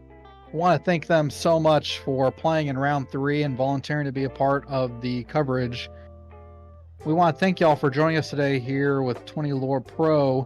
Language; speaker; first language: English; native; English